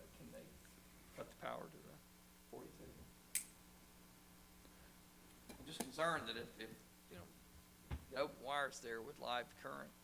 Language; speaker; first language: English; native; English